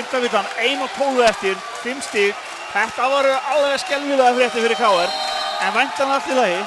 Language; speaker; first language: Icelandic; native; Icelandic